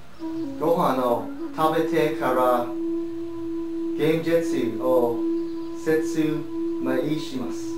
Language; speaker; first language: Japanese; non-native, learner; English